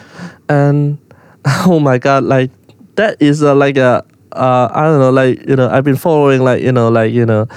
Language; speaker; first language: English; non-native, local second language; Cantonese